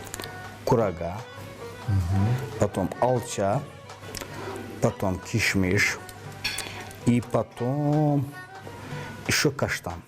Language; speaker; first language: Russian; non-native, fluent; Azerbaijani